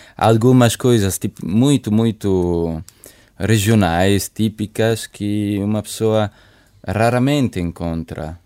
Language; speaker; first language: Portuguese; non-native, fluent; Italian